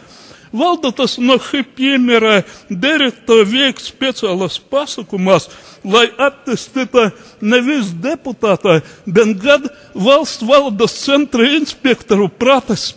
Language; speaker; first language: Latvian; non-native, local second language; Russian